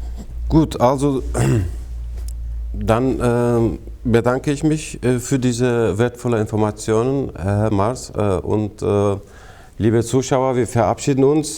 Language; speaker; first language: German; non-native, fluent; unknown